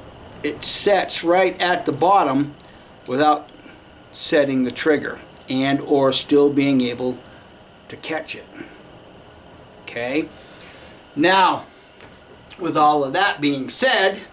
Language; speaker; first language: English; native; English